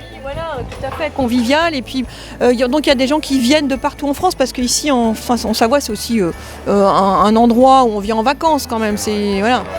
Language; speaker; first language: French; native; French